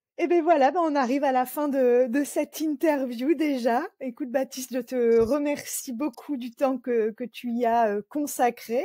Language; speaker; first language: French; native; French